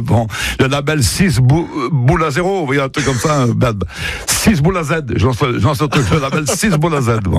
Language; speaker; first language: French; native; French